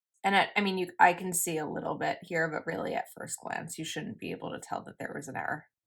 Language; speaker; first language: English; native; English